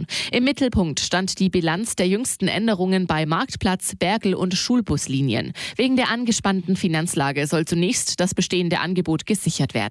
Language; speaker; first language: German; native; German